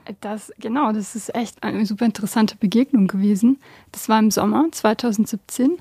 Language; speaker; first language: German; early bilingual, other home language; Bosnian